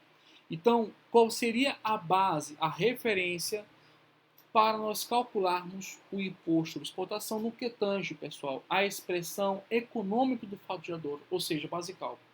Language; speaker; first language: Portuguese; native; Portuguese